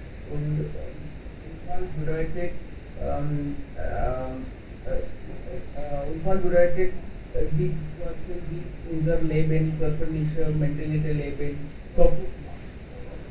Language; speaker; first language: German; non-native, learner; Hindi